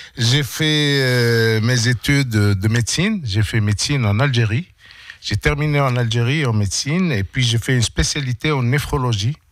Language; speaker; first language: French; non-native, local second language; Arabic